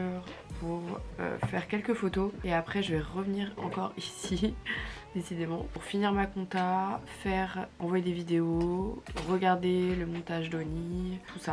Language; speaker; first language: French; native; French